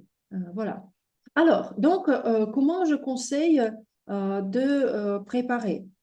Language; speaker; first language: French; non-native, fluent; Russian